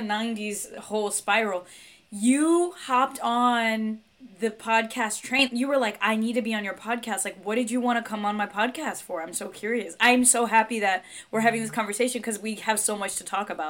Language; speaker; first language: English; native; English